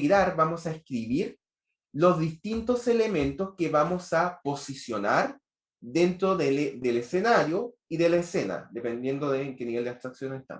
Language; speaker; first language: Spanish; native; Spanish